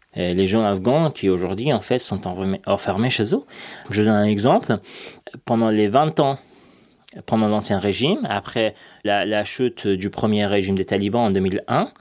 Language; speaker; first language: French; non-native, fluent; Persian